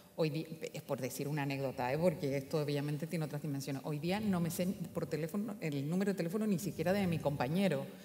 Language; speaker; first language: Spanish; native; Spanish